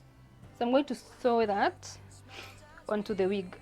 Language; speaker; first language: English; non-native, local second language; Swahili